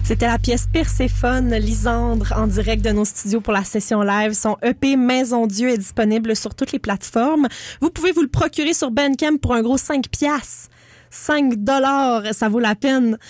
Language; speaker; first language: French; native; French